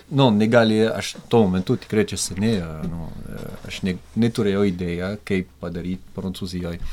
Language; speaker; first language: Lithuanian; non-native, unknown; French